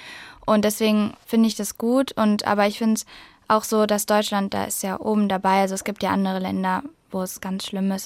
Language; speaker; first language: German; native; German